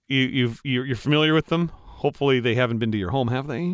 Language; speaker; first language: English; native; English